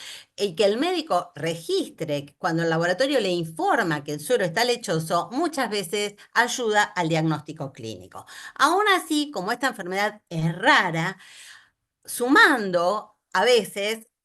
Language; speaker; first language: Spanish; native; Spanish